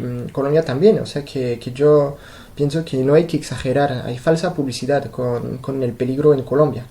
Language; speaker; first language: Spanish; non-native, fluent; French